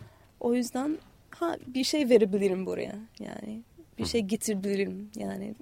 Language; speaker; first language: Turkish; non-native, fluent; English